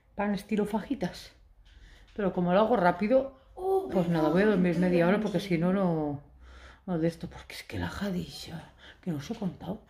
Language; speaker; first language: Spanish; early bilingual, other home language; Arabic